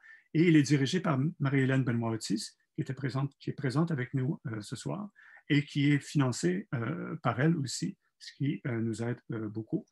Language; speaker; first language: French; native; French